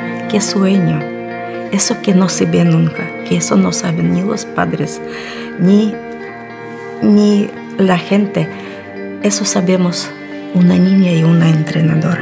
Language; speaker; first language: Spanish; non-native, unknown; Russian